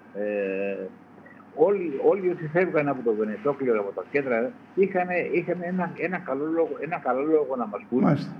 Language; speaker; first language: Greek; native; Greek